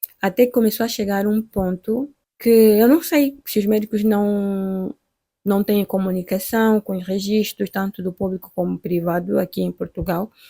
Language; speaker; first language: Portuguese; native; Portuguese